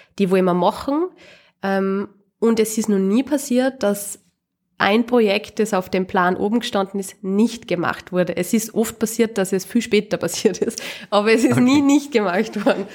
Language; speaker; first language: German; native; German